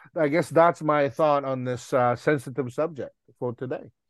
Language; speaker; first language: English; non-native, fluent; Japanese